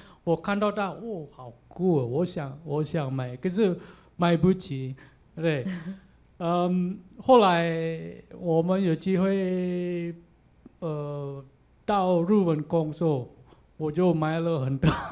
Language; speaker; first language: Chinese; non-native, learner; Balinese